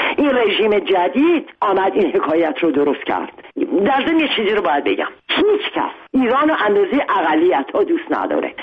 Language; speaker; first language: Persian; non-native, local second language; Armenian